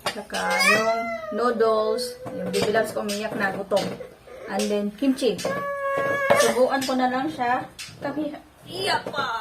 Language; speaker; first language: Filipino; non-native, local second language; Cebuano